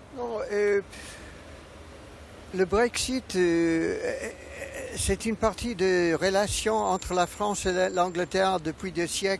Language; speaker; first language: French; non-native, fluent; English